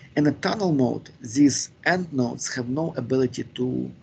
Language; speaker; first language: English; non-native, fluent; Ukrainian